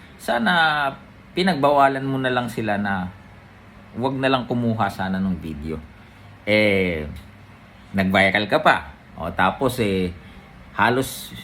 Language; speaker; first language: Filipino; native; Filipino